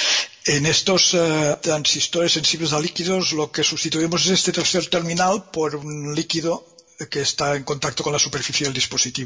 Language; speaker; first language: Spanish; native; Spanish